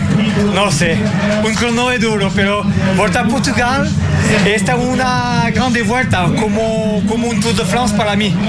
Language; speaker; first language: Portuguese; non-native, learner; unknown